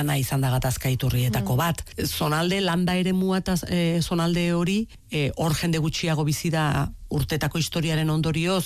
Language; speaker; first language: Basque; native; Basque